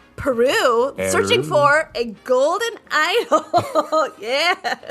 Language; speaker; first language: English; native; English